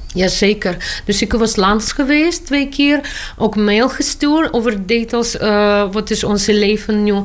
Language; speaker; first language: Dutch; non-native, learner; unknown